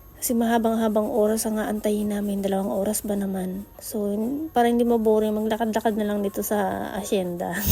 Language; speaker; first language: Filipino; native; Filipino